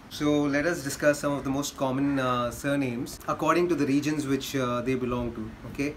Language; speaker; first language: English; non-native, local second language; Hindi